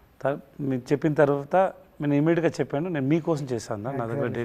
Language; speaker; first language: Telugu; non-native, learner; Tamil